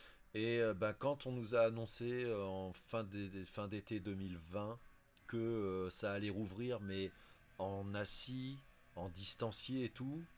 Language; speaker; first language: French; native; French